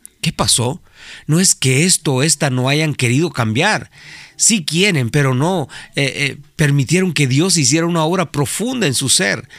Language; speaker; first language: Spanish; native; Spanish